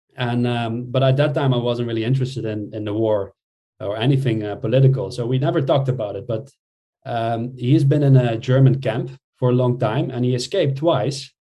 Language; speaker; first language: English; non-native, fluent; Dutch